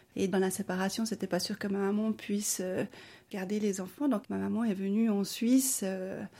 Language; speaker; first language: French; early bilingual, other home language; Spanish